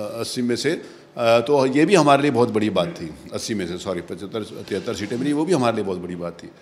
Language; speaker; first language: Hindi; native; Hindi